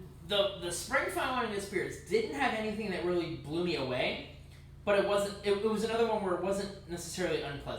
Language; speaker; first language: English; native; English